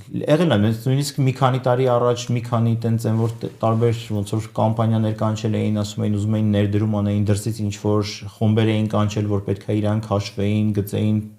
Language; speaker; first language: Armenian; native; Armenian